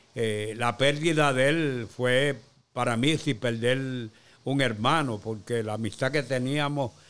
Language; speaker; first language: Spanish; native; Spanish